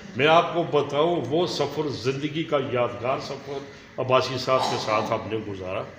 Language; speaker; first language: Urdu; non-native, local second language; Northern Hindko